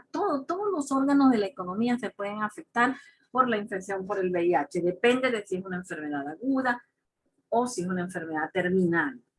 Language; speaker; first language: Spanish; native; Spanish